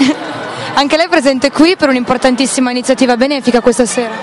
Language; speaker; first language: Italian; native; Italian